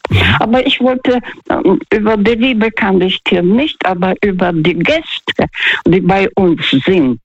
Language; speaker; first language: German; non-native, fluent; Russian